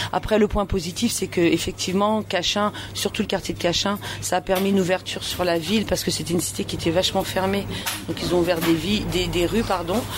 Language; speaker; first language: French; early bilingual, other home language; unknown